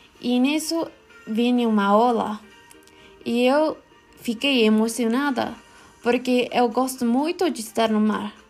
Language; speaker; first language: Portuguese; non-native, learner; Spanish